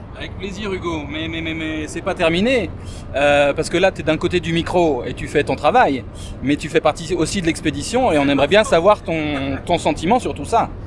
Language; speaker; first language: French; native; French